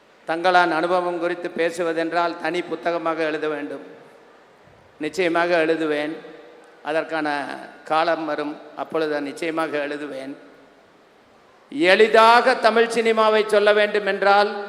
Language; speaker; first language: Tamil; native; Tamil